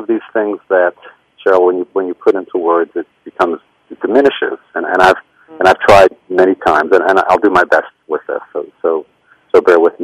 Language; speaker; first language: English; native; English